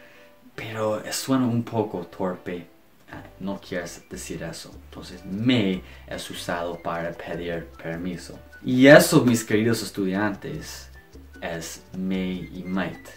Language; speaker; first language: Spanish; non-native, fluent; English